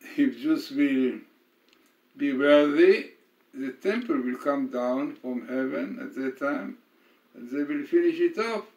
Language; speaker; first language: English; non-native, fluent; Hebrew